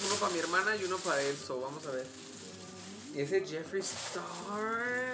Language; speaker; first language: Spanish; early bilingual, heritage; Spanish